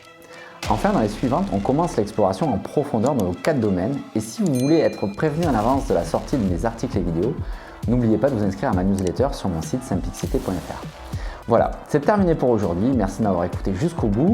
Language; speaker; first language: French; native; French